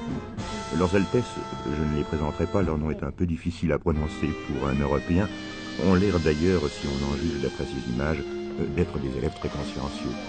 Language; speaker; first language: French; native; French